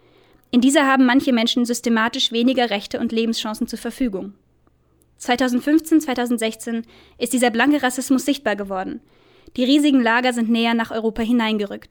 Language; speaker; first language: German; native; German